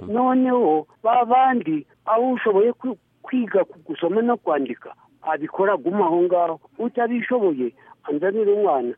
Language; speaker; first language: Kinyarwanda; native; Kinyarwanda